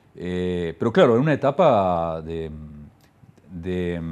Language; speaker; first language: Spanish; native; Spanish